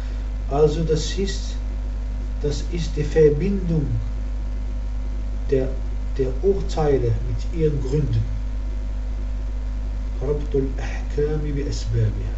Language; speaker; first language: German; non-native, fluent; Arabic